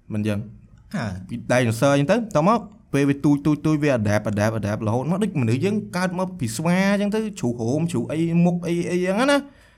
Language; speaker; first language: Khmer; native; Khmer